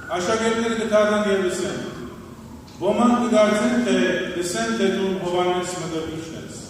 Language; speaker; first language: Armenian; early bilingual, heritage; Armenian